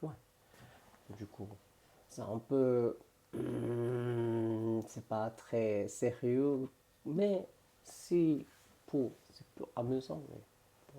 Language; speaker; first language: French; non-native, learner; Korean